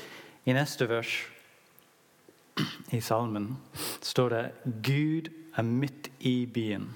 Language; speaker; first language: Norwegian; non-native, learner; English